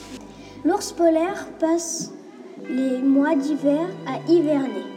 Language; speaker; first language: French; native; French